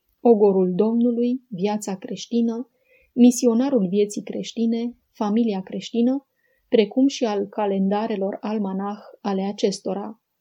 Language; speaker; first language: Romanian; native; Romanian